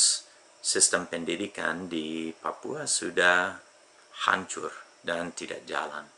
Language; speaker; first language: Indonesian; non-native, fluent; English